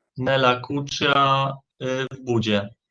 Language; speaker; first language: Italian; non-native, learner; Polish